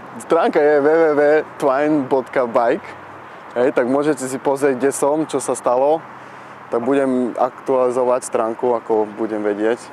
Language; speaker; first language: Slovak; early bilingual, heritage; Slovak